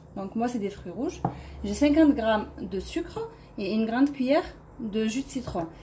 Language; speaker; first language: French; non-native, local second language; Arabic